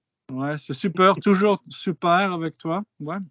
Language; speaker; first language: French; non-native, fluent; English